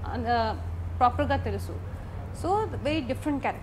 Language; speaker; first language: Telugu; non-native, local second language; Hindi